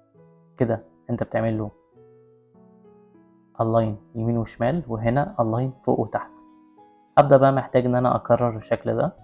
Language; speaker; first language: Arabic; native; Arabic